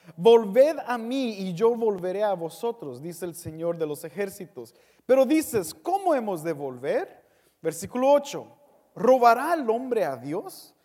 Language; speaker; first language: Spanish; early bilingual, heritage; Spanish